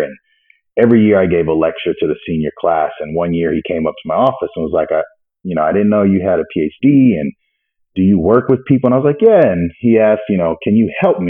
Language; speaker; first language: English; native; English